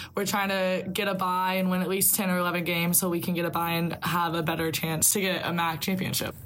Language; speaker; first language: English; native; English